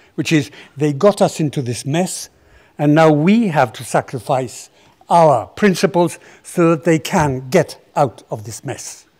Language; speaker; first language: English; non-native, fluent; Spanish